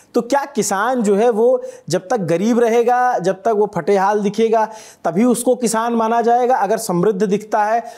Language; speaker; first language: Hindi; native; Hindi